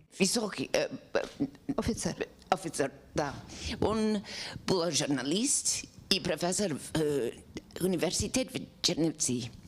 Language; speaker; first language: Ukrainian; non-native, learner; English